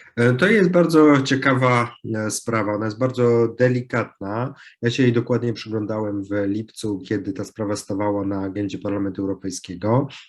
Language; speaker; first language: Polish; native; Polish